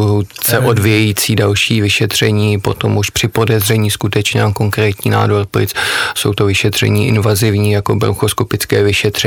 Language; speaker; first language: Czech; native; Czech